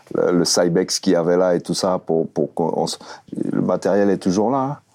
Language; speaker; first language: French; native; French